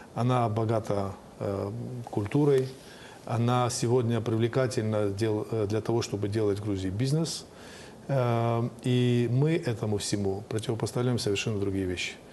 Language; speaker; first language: Russian; non-native, local second language; Georgian